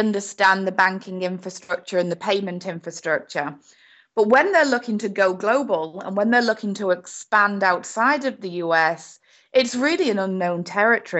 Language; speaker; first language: English; native; English